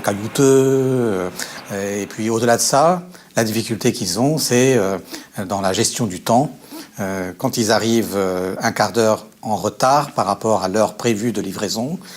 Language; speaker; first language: French; native; French